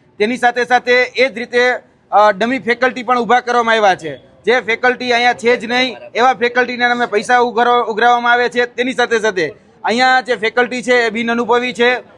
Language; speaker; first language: Gujarati; native; Gujarati